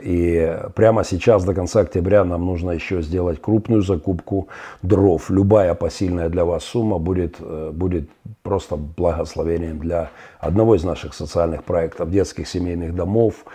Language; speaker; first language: Russian; native; Russian